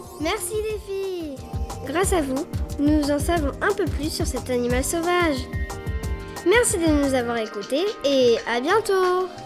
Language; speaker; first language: French; native; French